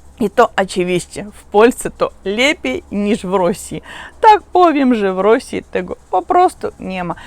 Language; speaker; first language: Polish; non-native, learner; Russian